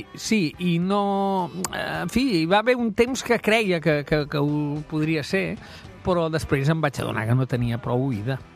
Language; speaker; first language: Catalan; native; Catalan